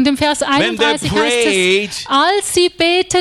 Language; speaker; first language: German; native; German